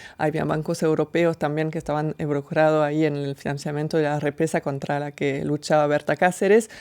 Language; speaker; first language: Spanish; non-native, fluent; French